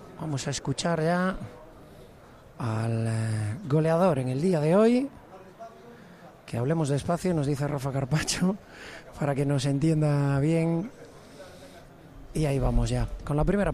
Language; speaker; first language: Spanish; native; Spanish